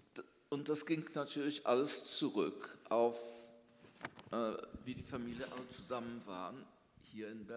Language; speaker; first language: German; early bilingual, heritage; German